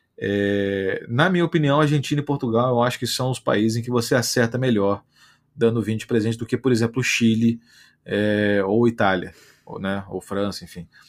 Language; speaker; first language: Portuguese; native; Portuguese